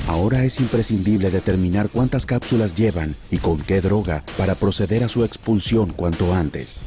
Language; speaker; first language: Spanish; native; Spanish